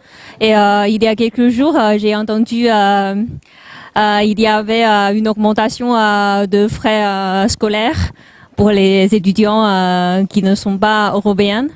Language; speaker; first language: French; non-native, fluent; Chinese